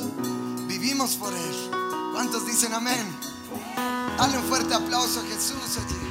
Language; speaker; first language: Spanish; native; Spanish